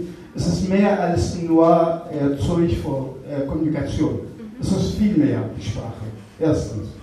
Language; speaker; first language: German; non-native, fluent; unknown